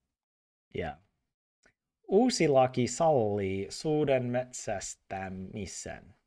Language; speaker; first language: Finnish; non-native, learner; English